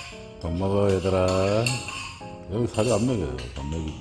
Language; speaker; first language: Korean; native; Korean